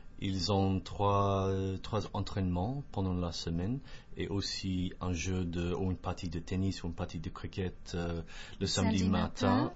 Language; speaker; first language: French; non-native, fluent; English